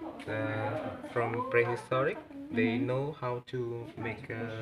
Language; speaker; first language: English; non-native, learner; Indonesian